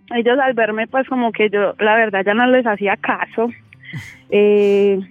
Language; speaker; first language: Spanish; native; Spanish